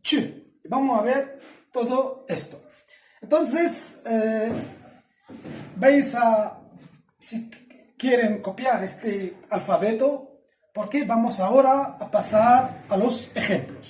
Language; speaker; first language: Spanish; non-native, fluent; Arabic